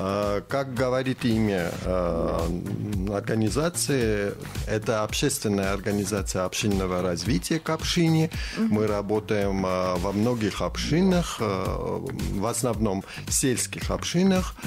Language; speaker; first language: Russian; non-native, fluent; Armenian